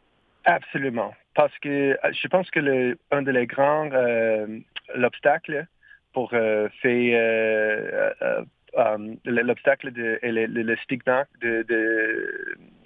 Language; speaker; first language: French; non-native, learner; English